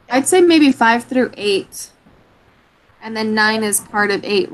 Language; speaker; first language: English; native; English